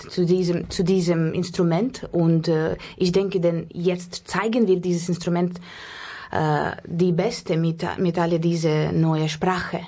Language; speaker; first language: German; non-native, learner; Russian